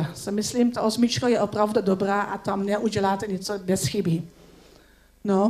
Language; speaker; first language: Czech; non-native, learner; Dutch